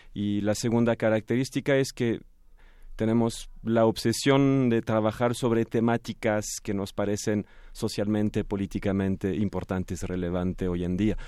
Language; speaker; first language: Spanish; non-native, fluent; French